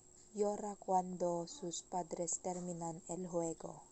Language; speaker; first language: Spanish; non-native, learner; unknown